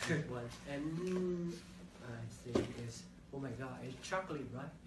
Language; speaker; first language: English; non-native, learner; Chinese